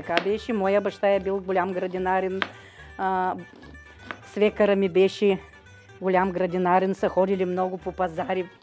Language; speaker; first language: Bulgarian; native; Bulgarian